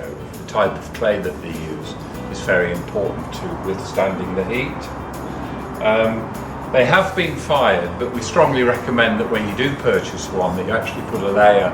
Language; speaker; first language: English; native; English